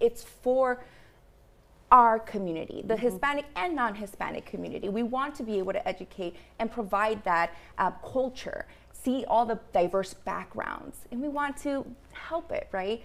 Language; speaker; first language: English; early bilingual, other home language; Spanish